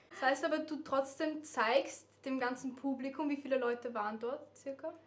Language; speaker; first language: German; native; German